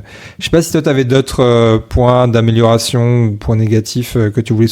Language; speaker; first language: French; native; French